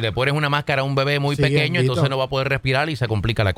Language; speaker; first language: Spanish; native; Spanish